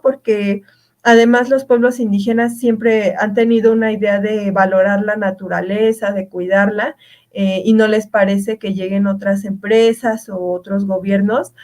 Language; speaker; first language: Spanish; native; Spanish